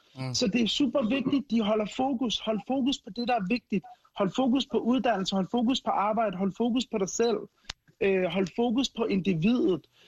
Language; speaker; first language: Danish; early bilingual, other home language; Arabic